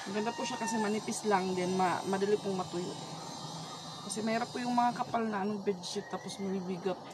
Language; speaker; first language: Filipino; native; Filipino